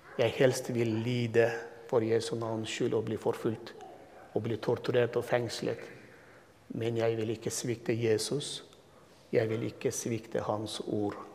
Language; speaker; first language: Norwegian; non-native, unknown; Turkmen